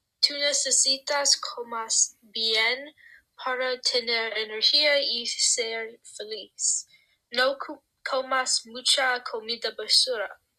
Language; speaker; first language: Spanish; non-native, learner; English